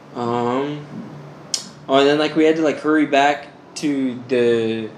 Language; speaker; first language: English; native; English